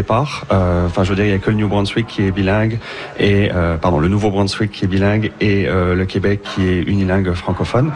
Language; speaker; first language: French; native; French